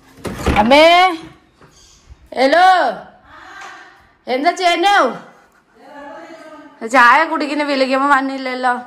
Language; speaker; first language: Malayalam; non-native, learner; Nepali